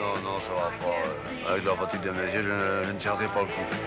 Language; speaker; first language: French; native; French